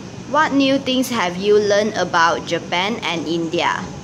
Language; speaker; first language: English; non-native, local second language; Chinese